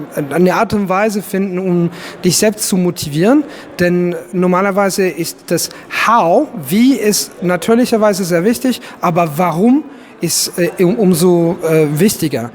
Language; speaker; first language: German; non-native, fluent; Italian